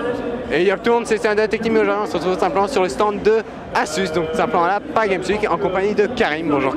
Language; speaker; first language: French; native; French